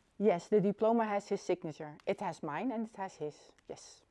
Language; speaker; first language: English; non-native, fluent; Dutch